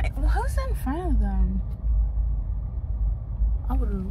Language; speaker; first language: English; native; English